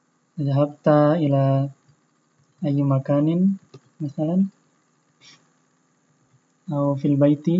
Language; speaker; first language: Arabic; non-native, fluent; Indonesian